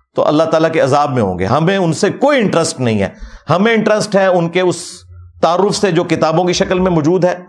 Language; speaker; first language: Urdu; non-native, local second language; Punjabi